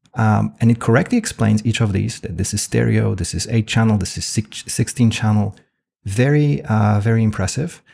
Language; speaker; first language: English; non-native, fluent; Polish